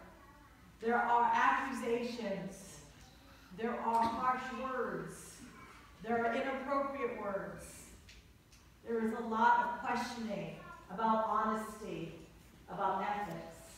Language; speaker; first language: English; native; English